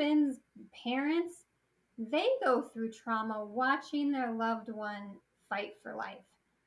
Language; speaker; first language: English; native; English